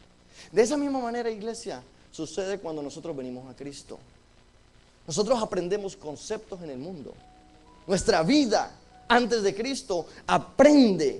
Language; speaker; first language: Spanish; native; Spanish